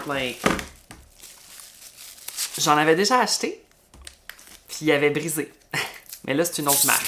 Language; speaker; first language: French; native; French